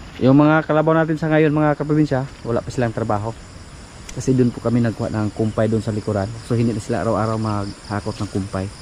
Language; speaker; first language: Filipino; non-native, local second language; Cebuano